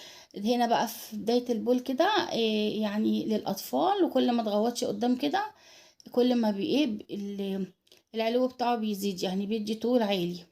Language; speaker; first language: Arabic; native; Arabic